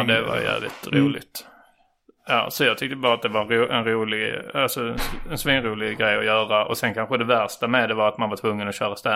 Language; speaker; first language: Swedish; native; Swedish